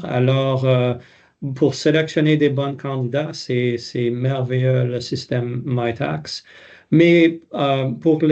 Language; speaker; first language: French; non-native, local second language; English